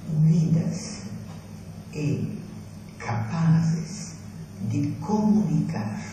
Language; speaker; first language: Portuguese; non-native, fluent; Italian